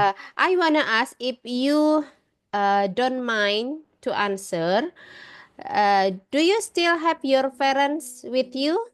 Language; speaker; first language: English; non-native, learner; Indonesian